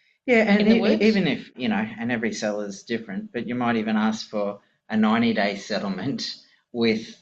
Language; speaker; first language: English; native; English